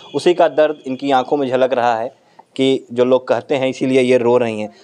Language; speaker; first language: Hindi; native; Hindi